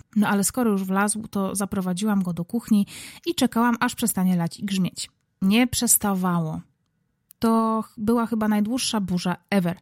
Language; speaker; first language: Polish; native; Polish